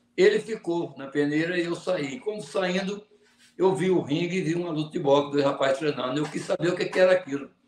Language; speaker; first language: Portuguese; native; Portuguese